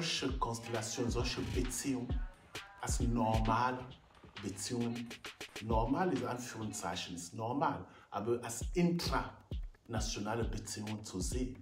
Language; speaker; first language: German; non-native, fluent; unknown